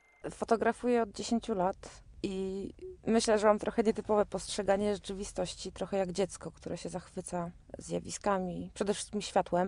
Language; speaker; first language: Polish; native; Polish